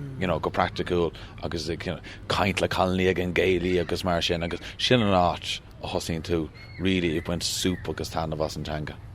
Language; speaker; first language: Irish; non-native, local second language; English